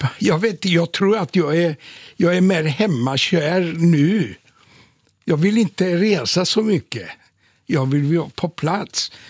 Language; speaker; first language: Swedish; non-native, fluent; Polish